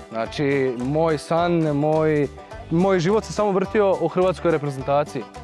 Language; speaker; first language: Croatian; early bilingual, heritage; Croatian